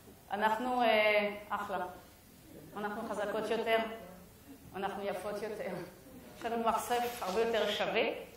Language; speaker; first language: Hebrew; non-native, fluent; French